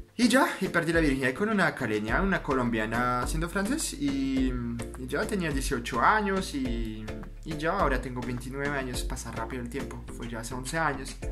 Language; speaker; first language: Spanish; non-native, fluent; French